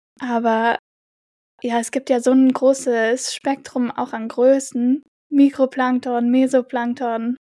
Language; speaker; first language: German; native; German